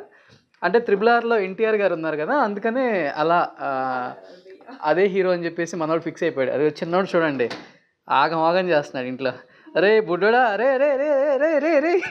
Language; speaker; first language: Telugu; native; Telugu